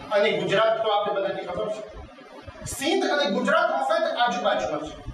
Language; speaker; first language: Gujarati; early bilingual, heritage; Gujarati